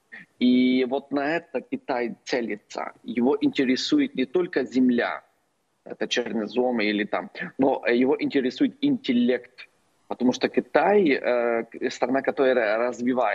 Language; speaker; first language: Russian; non-native, local second language; Ukrainian